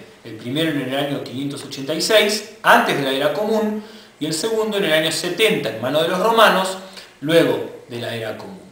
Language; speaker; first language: Spanish; native; Spanish